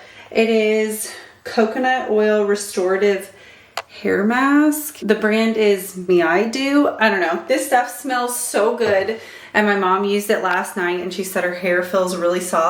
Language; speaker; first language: English; native; English